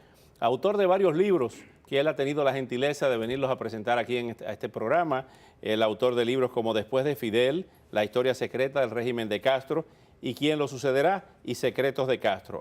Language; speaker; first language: Spanish; native; Spanish